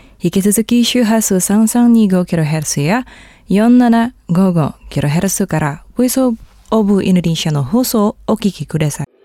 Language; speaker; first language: Japanese; non-native, fluent; Indonesian